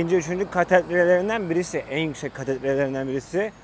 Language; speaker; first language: Turkish; native; Turkish